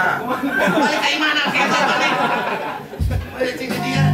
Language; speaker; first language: Indonesian; non-native, local second language; Sundanese